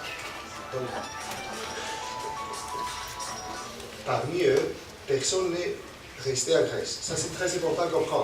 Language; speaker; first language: French; non-native, fluent; Greek